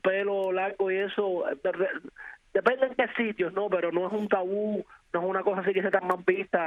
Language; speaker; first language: Spanish; native; Spanish